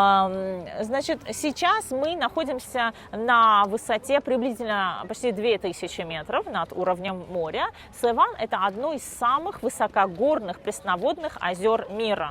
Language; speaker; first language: Russian; native; Russian